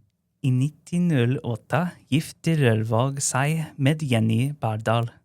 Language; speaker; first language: Norwegian; non-native, fluent; English